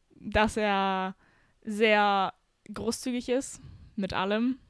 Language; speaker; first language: German; native; German